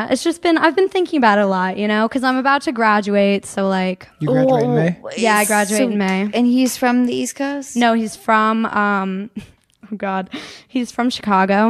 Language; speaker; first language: English; native; English